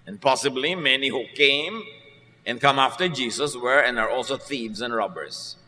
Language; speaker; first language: English; non-native, local second language; Filipino